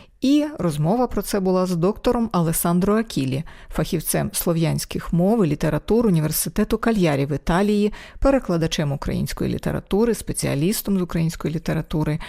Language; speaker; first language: Ukrainian; native; Ukrainian